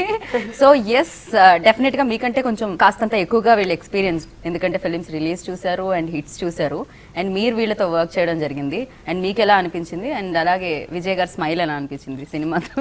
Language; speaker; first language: Telugu; native; Telugu